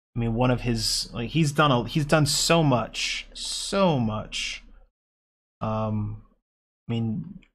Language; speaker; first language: English; native; English